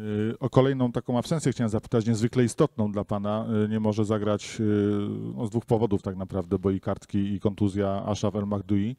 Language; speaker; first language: Polish; native; Polish